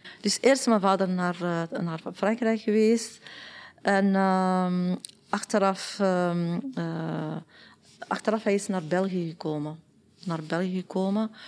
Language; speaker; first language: Dutch; non-native, learner; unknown